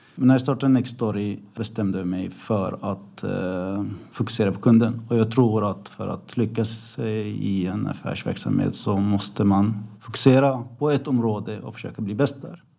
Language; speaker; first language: Swedish; early bilingual, other home language; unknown